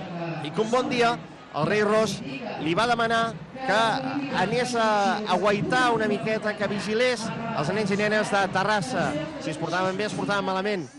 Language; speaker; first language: Catalan; native; Catalan